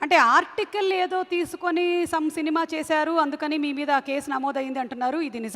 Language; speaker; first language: Telugu; native; Telugu